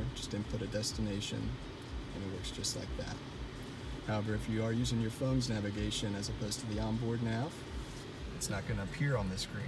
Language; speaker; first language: English; native; English